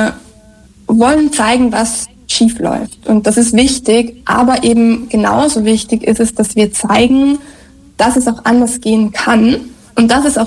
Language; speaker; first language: German; native; German